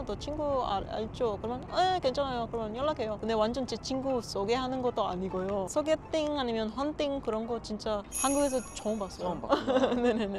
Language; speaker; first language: Korean; non-native, learner; Papiamento